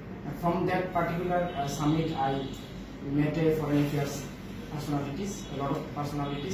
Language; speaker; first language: English; non-native, local second language; Bangla